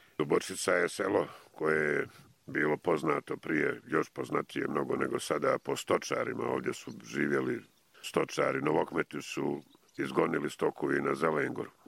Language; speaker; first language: Croatian; native; Croatian